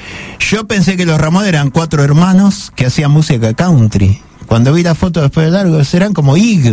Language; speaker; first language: Spanish; native; Spanish